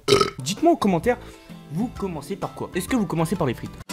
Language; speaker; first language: French; native; French